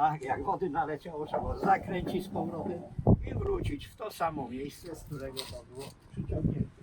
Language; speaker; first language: Polish; native; Polish